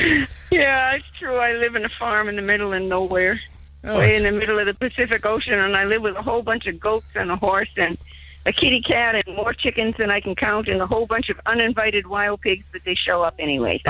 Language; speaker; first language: English; native; English